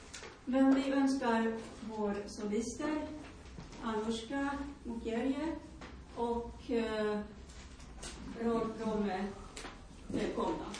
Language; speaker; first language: Swedish; non-native, local second language; Finnish